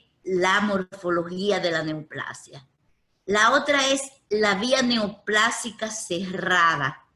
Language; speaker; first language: Spanish; native; Spanish